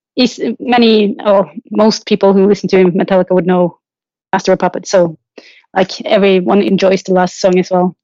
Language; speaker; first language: English; non-native, fluent; Norwegian